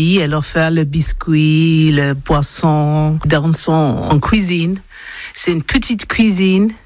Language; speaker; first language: French; non-native, learner; English